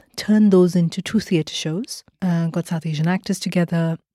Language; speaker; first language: English; non-native, local second language; Malayalam